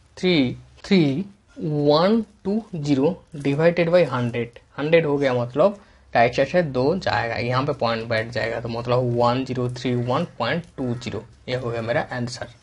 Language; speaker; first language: Hindi; non-native, local second language; Bangla